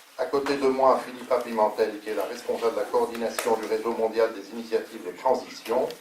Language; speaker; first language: French; native; French